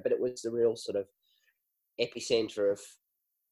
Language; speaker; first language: English; native; English